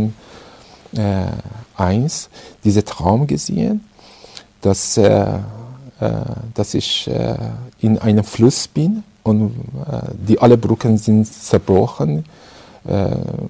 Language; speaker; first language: German; non-native, fluent; Persian